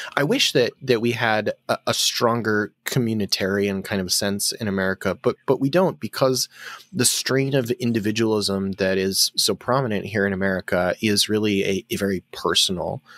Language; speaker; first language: English; native; English